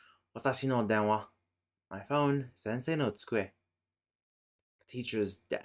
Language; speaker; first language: Japanese; non-native, fluent; English